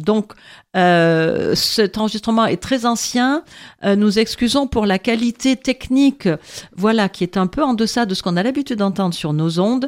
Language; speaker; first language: French; native; French